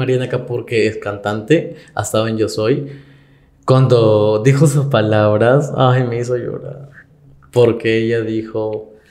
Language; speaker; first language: Spanish; native; Spanish